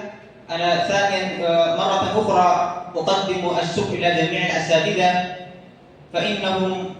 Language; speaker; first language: Arabic; non-native, fluent; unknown